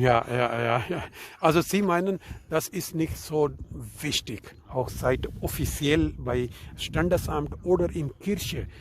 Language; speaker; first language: German; non-native, learner; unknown